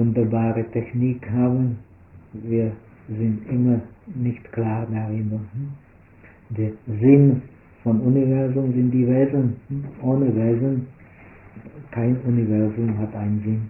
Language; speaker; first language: German; non-native, fluent; Czech